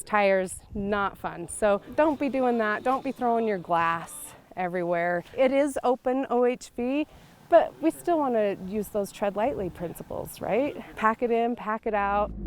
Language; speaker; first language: English; native; English